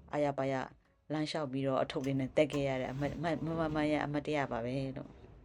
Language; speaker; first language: Burmese; non-native, local second language; Kachin